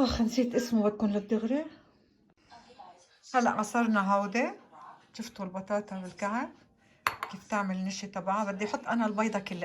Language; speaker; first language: Arabic; native; Arabic